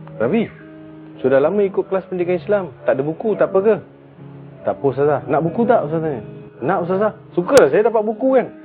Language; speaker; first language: Malay; early bilingual, other home language; Tamil